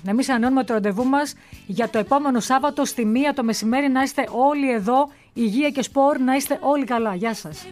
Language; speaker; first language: Greek; native; Greek